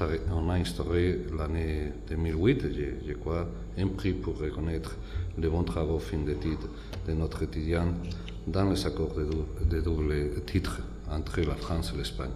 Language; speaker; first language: French; non-native, fluent; Spanish